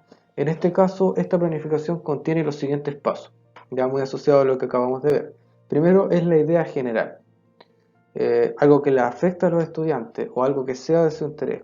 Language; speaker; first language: Spanish; native; Spanish